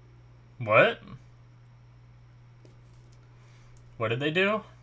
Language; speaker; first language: English; native; English